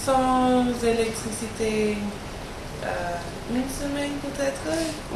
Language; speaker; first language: French; non-native, learner; English